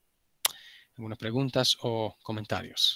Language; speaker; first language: Spanish; early bilingual, heritage; Spanish